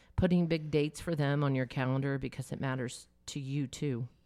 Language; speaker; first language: English; native; English